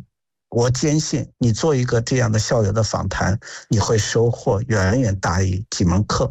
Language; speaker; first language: Chinese; native; Chinese